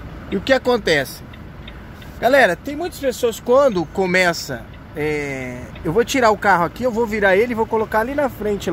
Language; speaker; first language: Portuguese; native; Portuguese